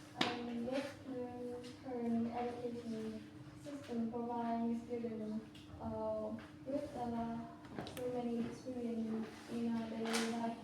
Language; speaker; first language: English; non-native, learner; Vietnamese